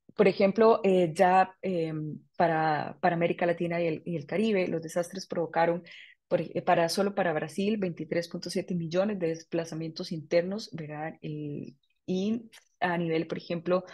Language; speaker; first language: Spanish; native; Spanish